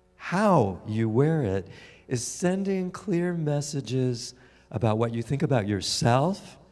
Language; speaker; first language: English; native; English